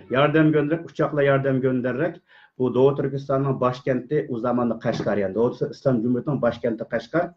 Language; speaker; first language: Turkish; non-native, learner; Uyghur